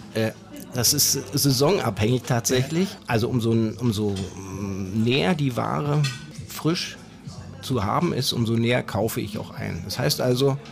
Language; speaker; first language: German; native; German